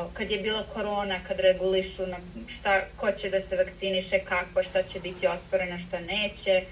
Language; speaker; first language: Serbian; early bilingual, heritage; Serbian